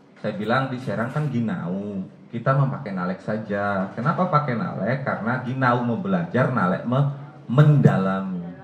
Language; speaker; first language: Indonesian; non-native, local second language; Javanese